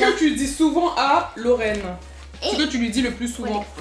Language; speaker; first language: French; native; French